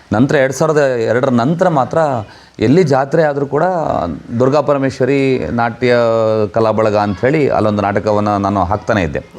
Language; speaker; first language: Kannada; non-native, local second language; Konkani